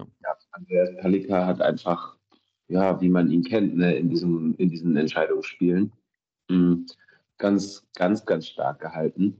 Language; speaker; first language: German; native; German